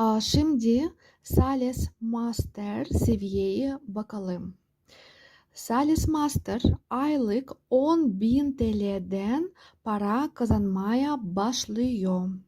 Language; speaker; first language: Turkish; non-native, fluent; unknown